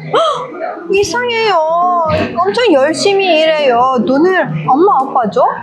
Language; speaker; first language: Korean; non-native, learner; Persian